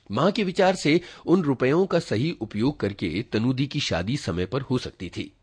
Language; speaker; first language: Hindi; native; Hindi